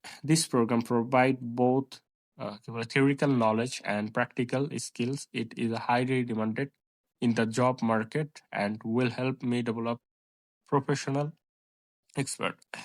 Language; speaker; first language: English; non-native, local second language; Bangla